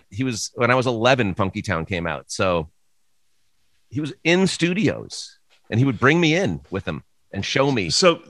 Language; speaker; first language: English; native; English